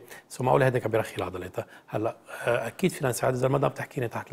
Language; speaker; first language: Arabic; native; Arabic